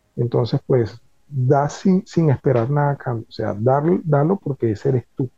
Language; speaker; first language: Spanish; native; Spanish